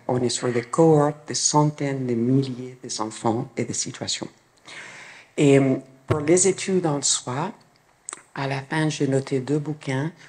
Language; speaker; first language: French; non-native, fluent; English